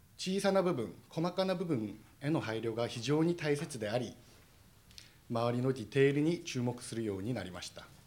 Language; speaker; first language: Japanese; non-native, fluent; Korean